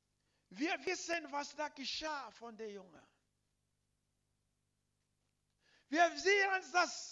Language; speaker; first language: German; non-native, learner; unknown